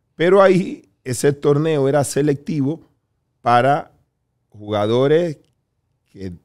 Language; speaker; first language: Spanish; native; Spanish